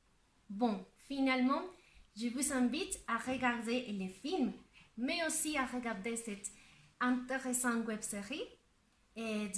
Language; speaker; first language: French; non-native, learner; Spanish